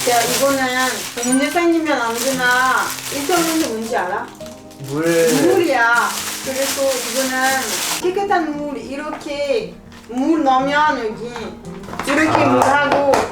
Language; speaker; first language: Korean; non-native, learner; French